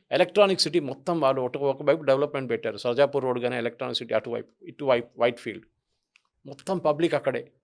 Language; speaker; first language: Telugu; non-native, fluent; Malayalam